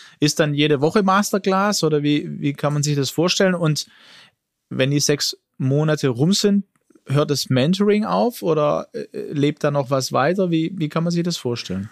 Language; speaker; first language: German; early bilingual, other home language; Greek